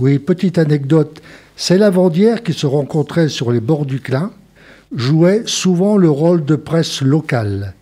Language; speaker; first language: French; native; French